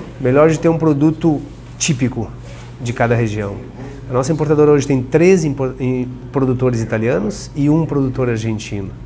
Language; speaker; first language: Portuguese; non-native, fluent; Italian